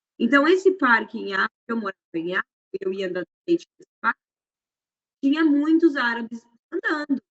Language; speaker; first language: Portuguese; native; Portuguese